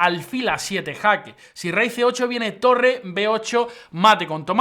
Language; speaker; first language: Spanish; native; Spanish